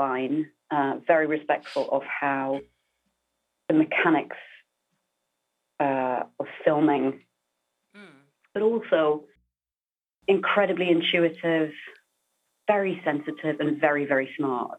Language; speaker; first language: English; native; English